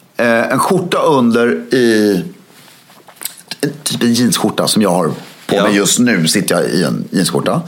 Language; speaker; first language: Swedish; native; Swedish